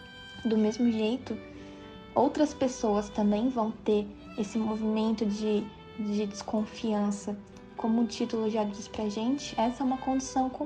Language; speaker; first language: Portuguese; native; Portuguese